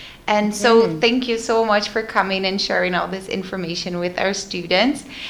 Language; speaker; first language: English; non-native, fluent; Portuguese